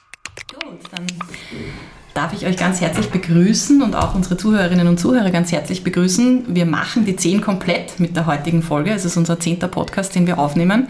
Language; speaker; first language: German; native; German